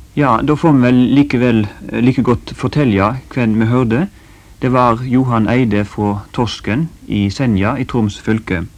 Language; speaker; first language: Norwegian; native; Norwegian